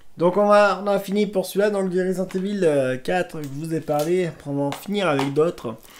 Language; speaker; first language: French; native; French